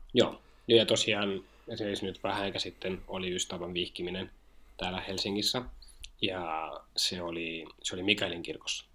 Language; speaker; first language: Finnish; non-native, fluent; Spanish